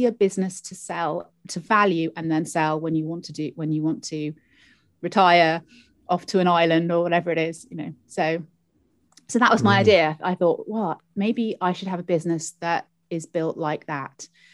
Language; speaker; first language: English; native; English